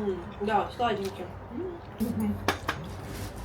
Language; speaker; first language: Russian; native; Russian